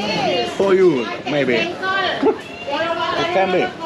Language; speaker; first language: English; non-native, fluent; Swedish